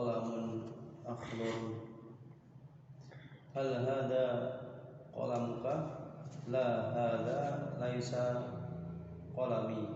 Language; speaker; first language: Arabic; non-native, learner; Indonesian